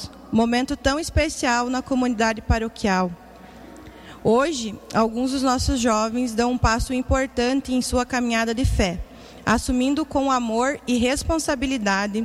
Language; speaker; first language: Portuguese; native; Portuguese